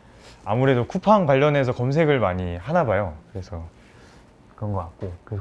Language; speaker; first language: Korean; native; Korean